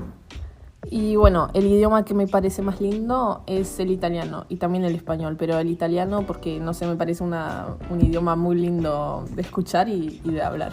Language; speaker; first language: Spanish; early bilingual, heritage; Spanish